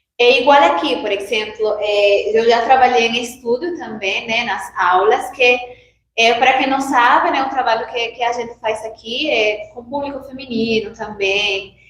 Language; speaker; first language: Portuguese; non-native, fluent; Spanish